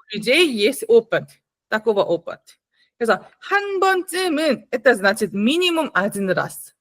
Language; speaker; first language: Russian; non-native, learner; Korean